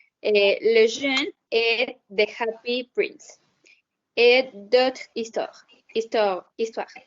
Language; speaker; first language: French; non-native, learner; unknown